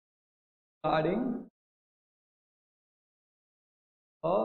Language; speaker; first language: Hindi; native; Hindi